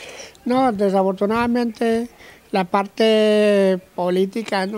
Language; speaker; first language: Spanish; native; Spanish